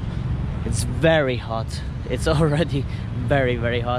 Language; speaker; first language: English; non-native, fluent; French